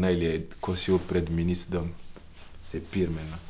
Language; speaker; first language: French; non-native, local second language; Bambara